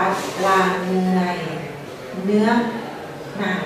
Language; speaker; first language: Vietnamese; non-native, learner; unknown